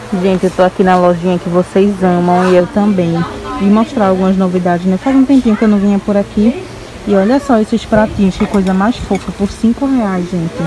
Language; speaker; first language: Portuguese; native; Portuguese